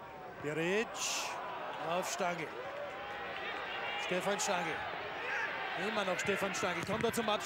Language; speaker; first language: German; native; German